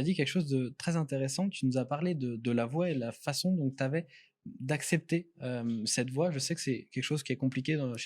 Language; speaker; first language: French; native; French